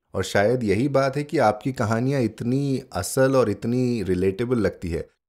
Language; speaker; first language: Hindi; native; Hindi